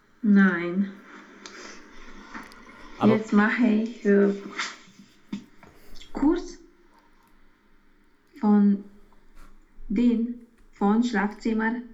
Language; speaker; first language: German; non-native, learner; Romanian